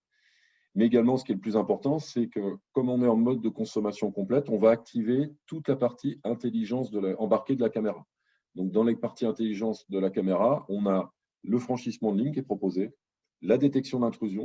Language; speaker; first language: French; native; French